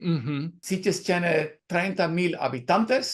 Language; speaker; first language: Spanish; non-native, learner; Dutch